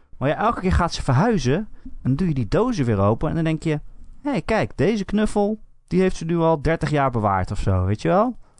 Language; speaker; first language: Dutch; native; Dutch